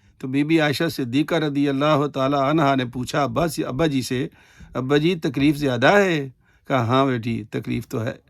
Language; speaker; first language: Urdu; non-native, local second language; Punjabi